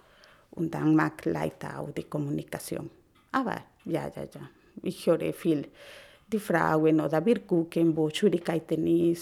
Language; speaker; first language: German; non-native, learner; Spanish